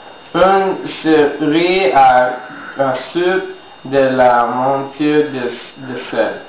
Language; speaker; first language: French; non-native, learner; English